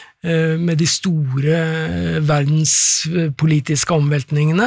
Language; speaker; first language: Norwegian; native; Norwegian